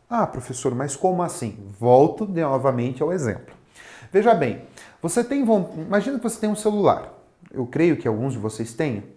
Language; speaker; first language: Portuguese; native; Portuguese